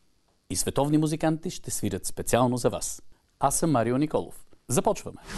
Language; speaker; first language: Bulgarian; native; Bulgarian